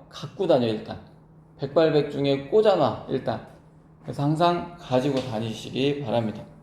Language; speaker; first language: Korean; native; Korean